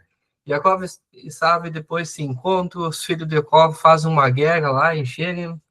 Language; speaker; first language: Portuguese; native; Portuguese